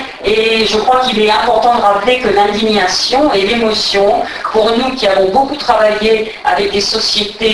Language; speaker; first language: French; native; French